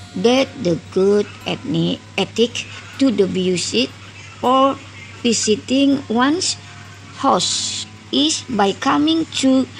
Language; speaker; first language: English; non-native, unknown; Indonesian